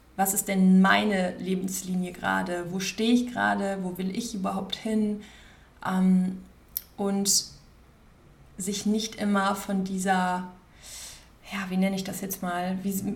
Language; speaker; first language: German; native; German